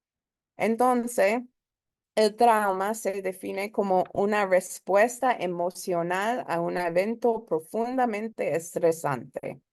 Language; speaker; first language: Spanish; early bilingual, heritage; Spanish